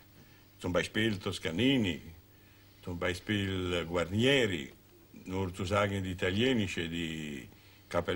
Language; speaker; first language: German; non-native, learner; Italian